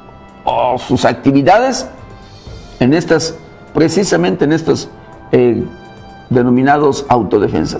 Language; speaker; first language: Spanish; native; Spanish